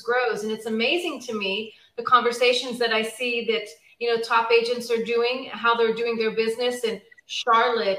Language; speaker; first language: English; native; English